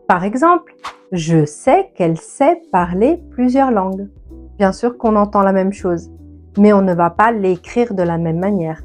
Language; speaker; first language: French; non-native, fluent; Italian